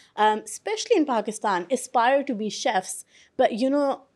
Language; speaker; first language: English; non-native, local second language; Urdu